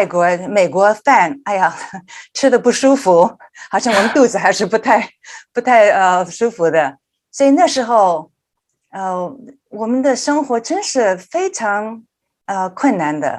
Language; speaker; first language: Chinese; early bilingual, heritage; Chinese